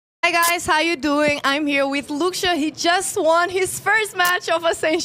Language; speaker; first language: English; non-native, fluent; Portuguese